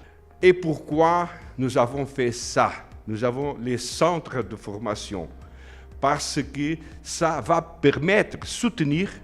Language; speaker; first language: French; non-native, learner; Portuguese